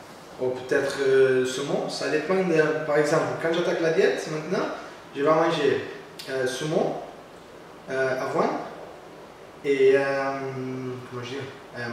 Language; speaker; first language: French; non-native, learner; Portuguese